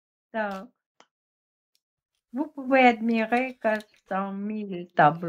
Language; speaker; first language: French; non-native, learner; Russian